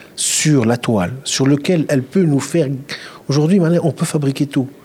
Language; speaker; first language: French; non-native, local second language; Arabic